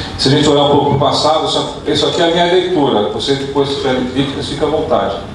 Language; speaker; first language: Portuguese; early bilingual, other home language; Dutch